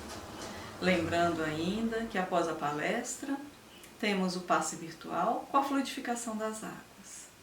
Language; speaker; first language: Portuguese; native; Portuguese